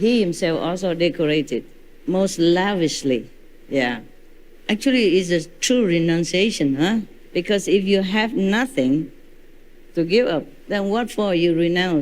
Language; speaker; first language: English; non-native, fluent; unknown